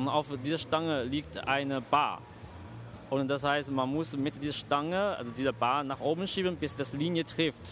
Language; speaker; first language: German; non-native, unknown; Chinese